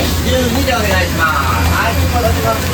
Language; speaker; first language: Japanese; native; Japanese